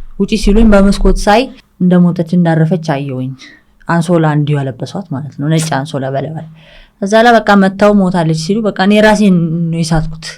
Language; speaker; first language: Amharic; early bilingual, other home language; English